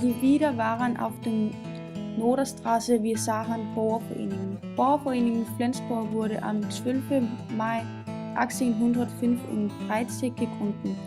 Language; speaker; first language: German; non-native, learner; Danish